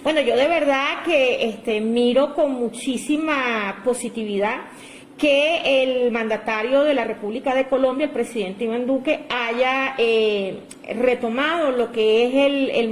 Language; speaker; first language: Spanish; native; Spanish